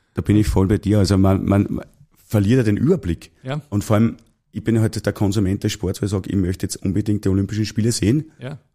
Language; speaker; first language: German; native; German